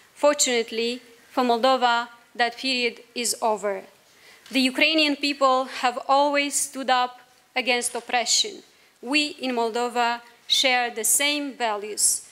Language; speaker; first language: English; non-native, fluent; Romanian